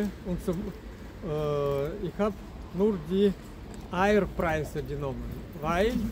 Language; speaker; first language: German; non-native, fluent; Russian